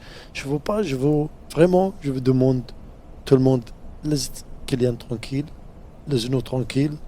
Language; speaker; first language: French; non-native, fluent; Arabic